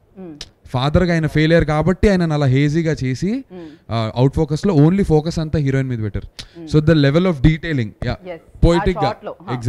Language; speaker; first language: Telugu; native; Telugu